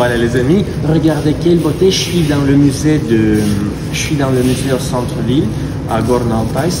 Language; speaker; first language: French; non-native, fluent; Russian